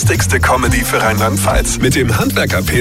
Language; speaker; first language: German; native; German